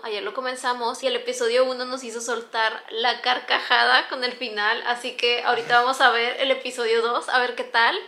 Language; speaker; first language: Spanish; native; Spanish